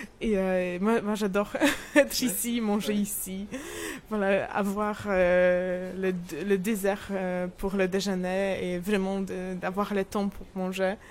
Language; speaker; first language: French; non-native, fluent; Polish